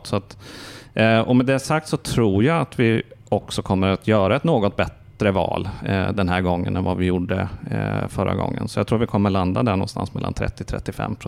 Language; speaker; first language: Swedish; native; Swedish